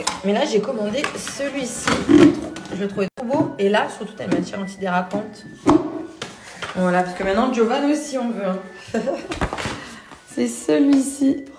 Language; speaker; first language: French; native; French